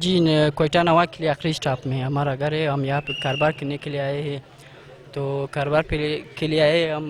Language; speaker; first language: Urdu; non-native, local second language; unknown